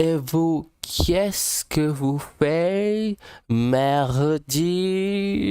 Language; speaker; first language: French; non-native, learner; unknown